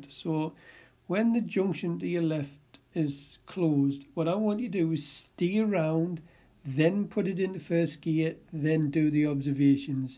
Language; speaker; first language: English; native; English